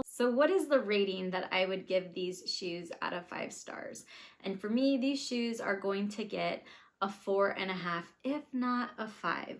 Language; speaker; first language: English; native; English